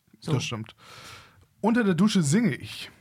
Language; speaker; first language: German; native; German